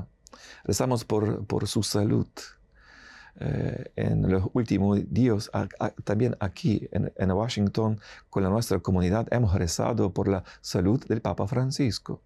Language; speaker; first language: Spanish; non-native, fluent; Ukrainian